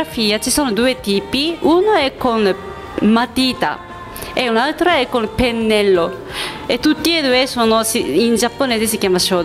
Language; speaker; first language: Italian; non-native, fluent; Japanese